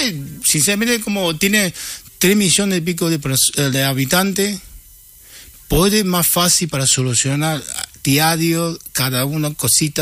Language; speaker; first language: Spanish; non-native, learner; Chinese